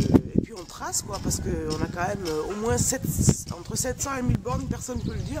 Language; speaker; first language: French; native; French